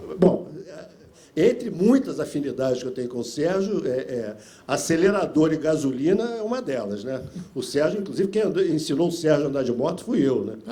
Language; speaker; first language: Portuguese; native; Portuguese